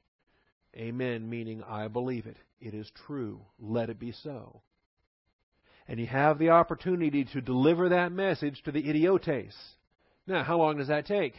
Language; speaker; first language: English; native; English